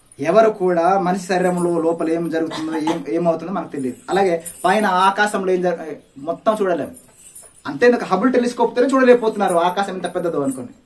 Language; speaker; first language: Telugu; non-native, local second language; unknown